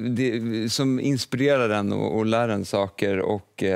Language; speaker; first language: Swedish; native; Swedish